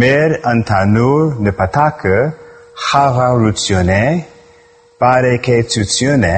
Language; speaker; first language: Armenian; non-native, learner; English